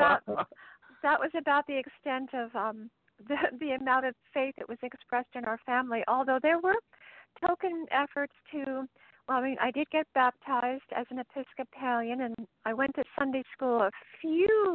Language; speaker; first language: English; native; English